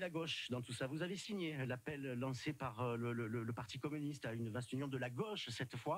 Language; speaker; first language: French; native; French